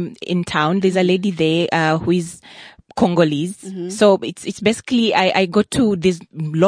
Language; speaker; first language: English; non-native, local second language; Ganda